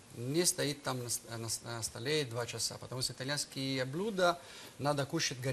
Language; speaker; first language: Russian; non-native, learner; Italian